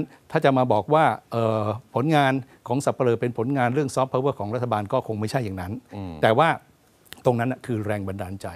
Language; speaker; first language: Thai; native; Thai